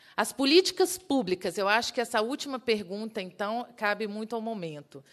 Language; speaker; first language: Portuguese; native; Portuguese